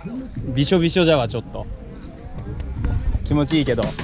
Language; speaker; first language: Japanese; native; Japanese